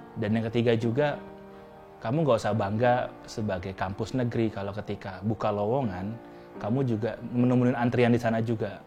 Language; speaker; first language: Indonesian; native; Indonesian